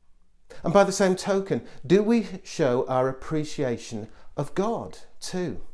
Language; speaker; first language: English; native; English